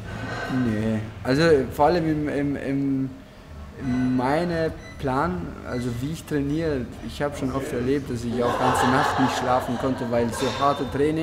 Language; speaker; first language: German; non-native, fluent; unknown